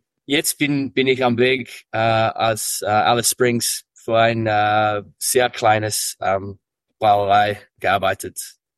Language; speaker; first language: German; early bilingual, heritage; English